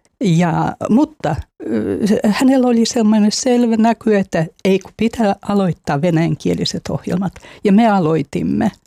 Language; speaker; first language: Finnish; non-native, fluent; Russian